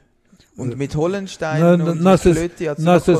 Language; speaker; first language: German; native; German